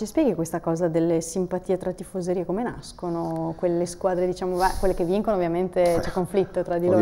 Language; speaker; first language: Italian; native; Italian